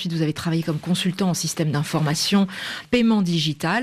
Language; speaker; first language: French; native; French